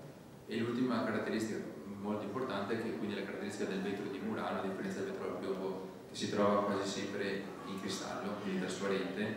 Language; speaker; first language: Italian; native; Italian